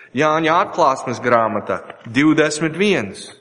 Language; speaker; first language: Latvian; non-native, learner; English